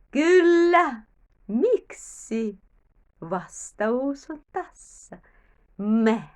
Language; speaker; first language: Finnish; non-native, learner; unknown